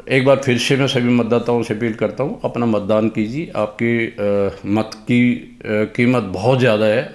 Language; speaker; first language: Hindi; native; Hindi